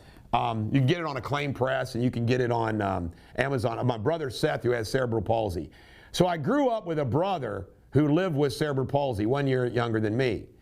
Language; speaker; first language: English; native; English